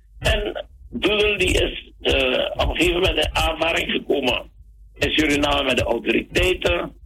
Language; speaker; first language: Dutch; native; Dutch